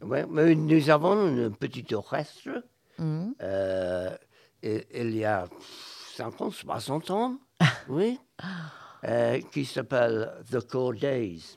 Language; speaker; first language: French; non-native, learner; English